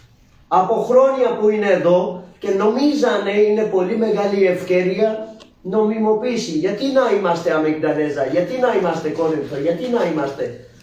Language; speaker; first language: Greek; non-native, learner; Punjabi